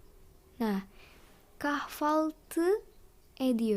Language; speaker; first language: Turkish; non-native, fluent; Indonesian